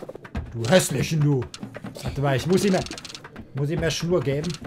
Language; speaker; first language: German; native; German